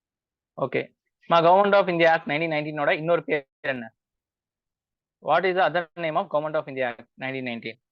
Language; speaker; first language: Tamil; native; Tamil